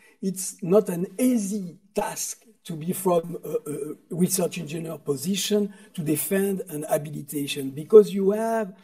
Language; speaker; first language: English; non-native, fluent; French